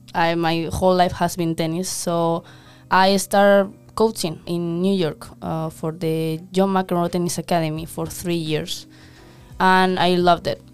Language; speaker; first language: English; non-native, fluent; Spanish